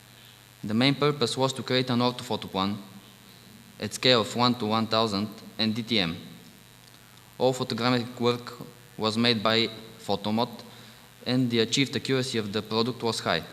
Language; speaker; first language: English; non-native, fluent; Bulgarian